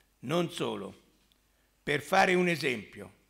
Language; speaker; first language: Italian; native; Italian